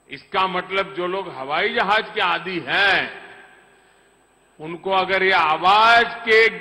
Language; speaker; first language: Hindi; non-native, local second language; Gujarati